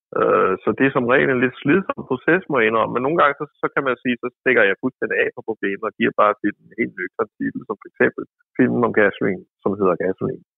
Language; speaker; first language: Danish; native; Danish